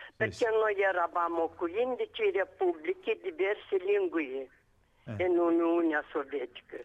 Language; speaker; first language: Italian; non-native, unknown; Romanian